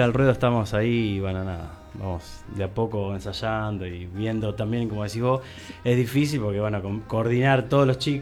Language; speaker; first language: Spanish; native; Spanish